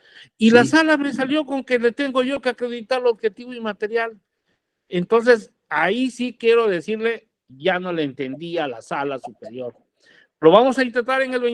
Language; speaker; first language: Spanish; native; Spanish